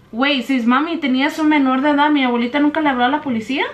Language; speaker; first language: Spanish; early bilingual, heritage; Spanish